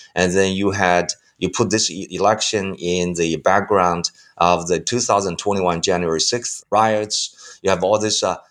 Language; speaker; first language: English; non-native, fluent; Chinese